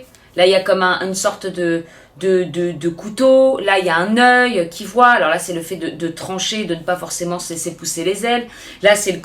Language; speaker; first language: French; native; French